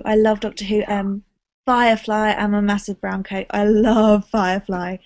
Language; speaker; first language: English; native; English